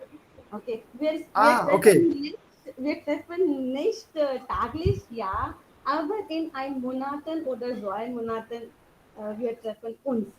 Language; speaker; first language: German; non-native, learner; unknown